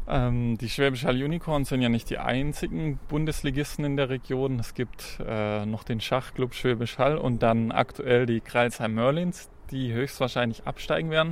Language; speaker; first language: German; native; German